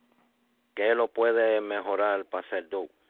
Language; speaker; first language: Spanish; early bilingual, heritage; Spanish